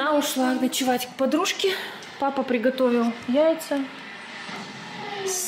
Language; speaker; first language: Russian; native; Russian